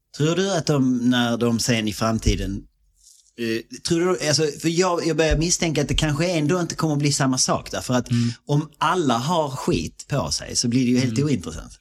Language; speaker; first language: Swedish; native; Swedish